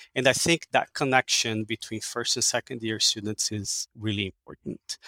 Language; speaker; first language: English; early bilingual, other home language; Portuguese